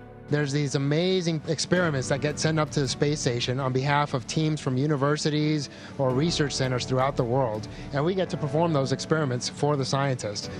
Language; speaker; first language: English; early bilingual, other home language; Spanish